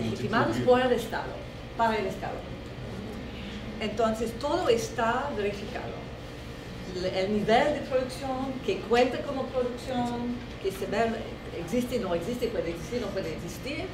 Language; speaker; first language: Spanish; non-native, fluent; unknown